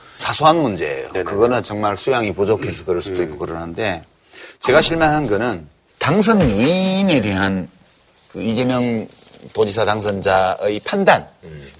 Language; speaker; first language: Korean; native; Korean